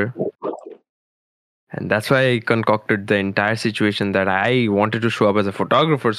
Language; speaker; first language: English; non-native, local second language; Bangla